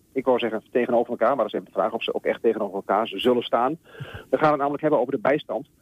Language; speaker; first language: Dutch; native; Dutch